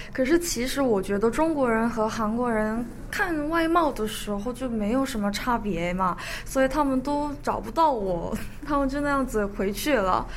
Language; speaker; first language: Chinese; early bilingual, other home language; Korean